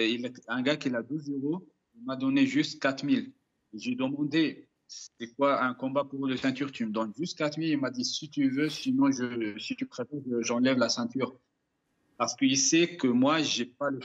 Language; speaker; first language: French; non-native, fluent; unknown